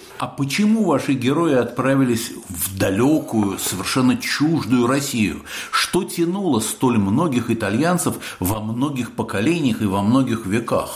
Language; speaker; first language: Russian; native; Russian